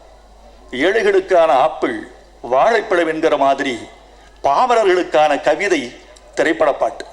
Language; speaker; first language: Tamil; native; Tamil